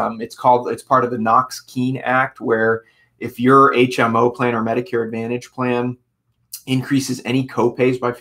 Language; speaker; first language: English; native; English